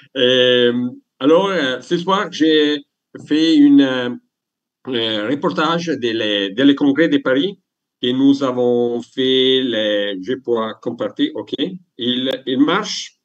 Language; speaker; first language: French; non-native, learner; Italian